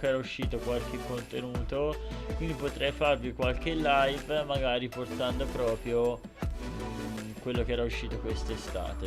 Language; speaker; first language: Italian; native; Italian